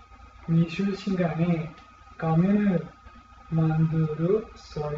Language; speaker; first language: Korean; non-native, learner; Spanish